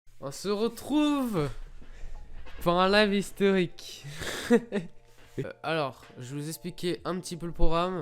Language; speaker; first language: French; native; French